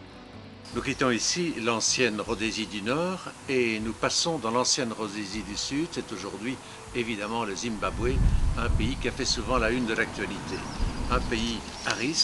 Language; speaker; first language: French; native; French